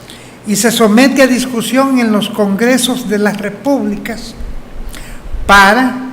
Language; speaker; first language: Spanish; native; Spanish